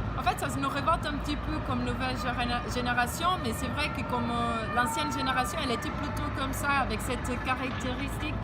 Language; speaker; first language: French; non-native, fluent; Portuguese